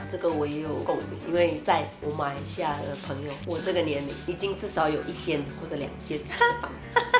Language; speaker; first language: Chinese; native; Chinese